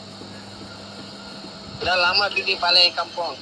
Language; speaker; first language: Malay; non-native, learner; Bangla